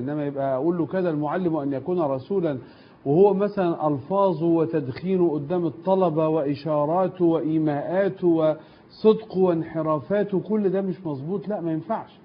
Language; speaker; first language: Arabic; native; Arabic